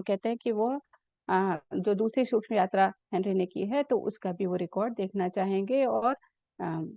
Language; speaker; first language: Hindi; native; Hindi